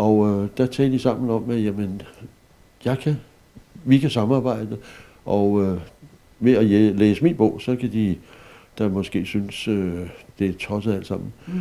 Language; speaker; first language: Danish; native; Danish